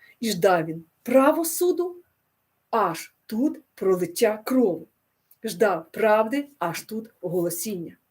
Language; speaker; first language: Ukrainian; non-native, local second language; Russian